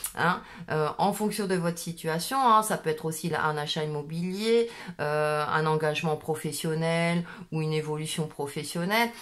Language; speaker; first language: French; native; French